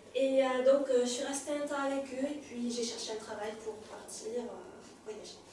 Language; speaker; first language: French; native; French